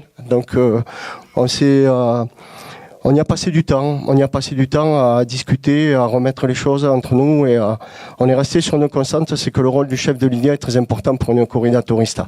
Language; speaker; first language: French; native; French